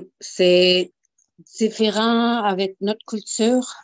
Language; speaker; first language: French; non-native, local second language; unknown